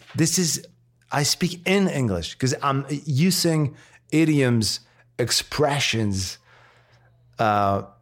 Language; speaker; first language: English; non-native, fluent; Arabic